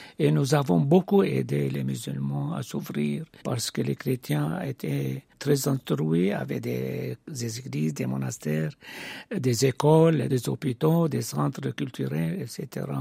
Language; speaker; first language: French; non-native, fluent; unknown